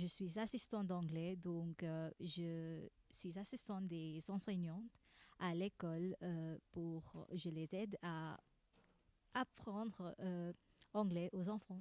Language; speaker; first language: French; non-native, fluent; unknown